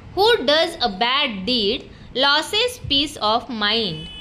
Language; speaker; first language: English; non-native, local second language; Marathi